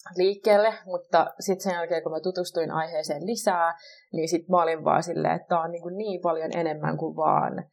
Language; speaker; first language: Finnish; native; Finnish